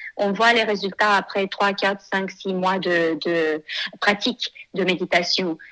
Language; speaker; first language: French; non-native, fluent; Romanian